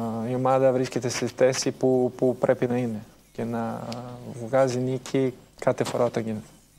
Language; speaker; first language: Greek; non-native, fluent; Serbian